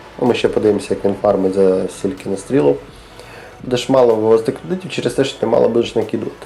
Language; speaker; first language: Ukrainian; native; Ukrainian